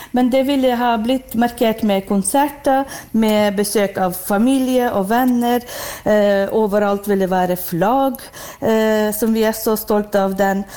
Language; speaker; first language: Norwegian; non-native, fluent; Ukrainian